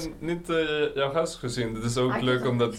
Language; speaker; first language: Dutch; non-native, learner; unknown